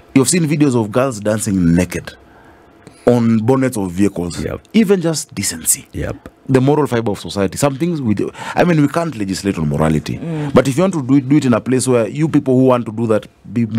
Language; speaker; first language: English; non-native, local second language; Swahili